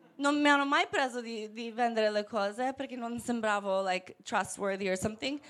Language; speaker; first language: Italian; native; Italian